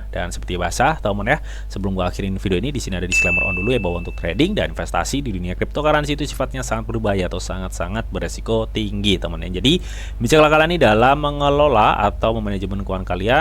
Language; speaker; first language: Indonesian; native; Indonesian